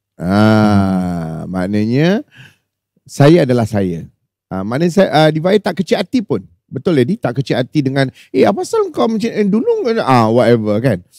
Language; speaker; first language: Malay; native; Malay